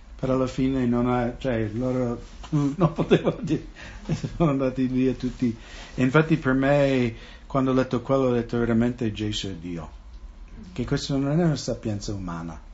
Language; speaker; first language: Italian; non-native, fluent; English